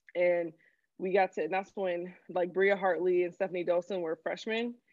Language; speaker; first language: English; native; English